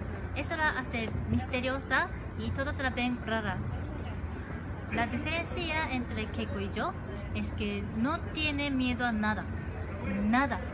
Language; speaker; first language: Spanish; non-native, learner; Japanese